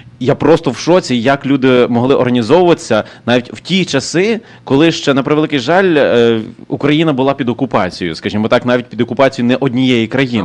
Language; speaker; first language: Ukrainian; native; Ukrainian